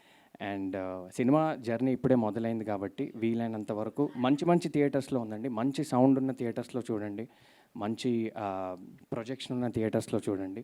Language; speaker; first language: Telugu; native; Telugu